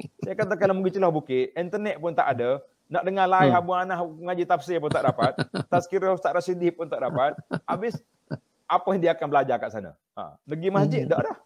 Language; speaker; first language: Malay; native; Malay